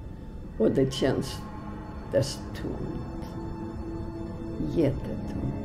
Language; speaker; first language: Swedish; non-native, fluent; Polish